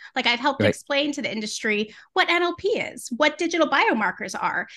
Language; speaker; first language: English; native; English